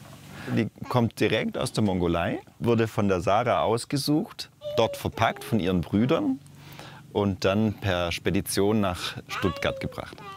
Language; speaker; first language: German; native; German